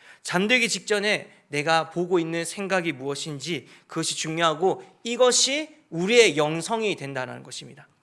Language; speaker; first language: Korean; native; Korean